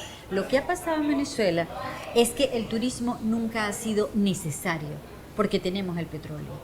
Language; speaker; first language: Spanish; native; Spanish